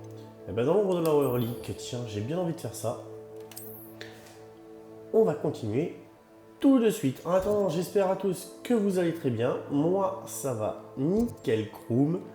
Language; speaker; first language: French; native; French